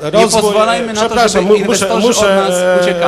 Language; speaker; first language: Polish; native; Polish